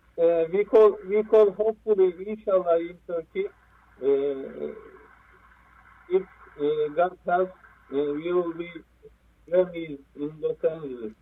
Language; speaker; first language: English; non-native, learner; Turkish